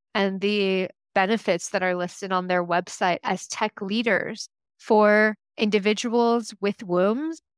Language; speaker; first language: English; native; English